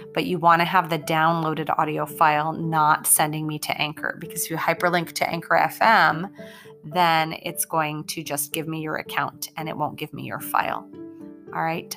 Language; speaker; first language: English; native; English